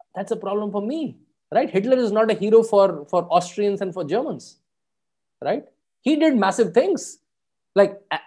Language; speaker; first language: English; non-native, local second language; Hindi